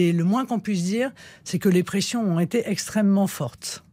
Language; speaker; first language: French; native; French